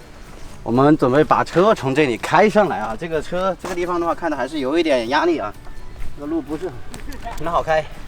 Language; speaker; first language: Chinese; native; Chinese